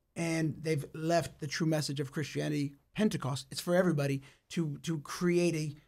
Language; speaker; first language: English; native; English